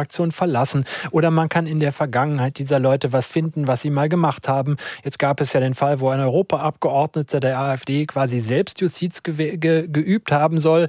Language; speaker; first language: German; native; German